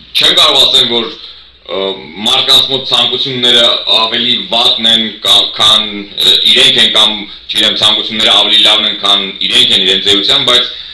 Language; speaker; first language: Armenian; native; Armenian